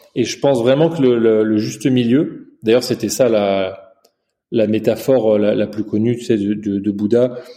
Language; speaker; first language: French; early bilingual, other home language; Chinese